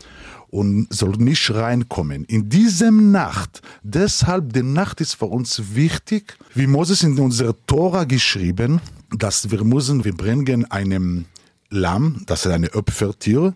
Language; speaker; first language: German; non-native, learner; Hebrew